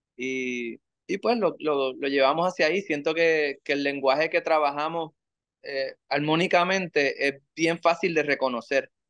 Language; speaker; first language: Spanish; native; Spanish